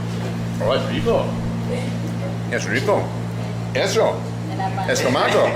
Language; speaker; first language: Spanish; non-native, learner; English